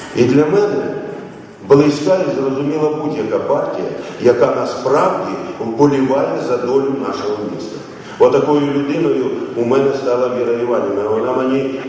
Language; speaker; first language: Ukrainian; native; Ukrainian